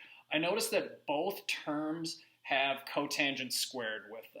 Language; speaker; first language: English; native; English